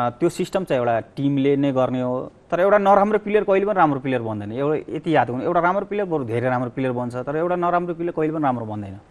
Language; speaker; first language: Nepali; native; Nepali